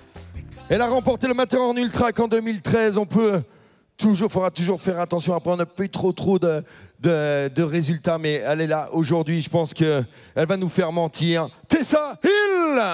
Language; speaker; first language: French; native; French